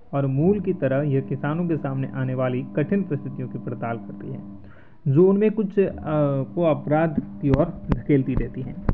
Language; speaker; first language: Hindi; native; Hindi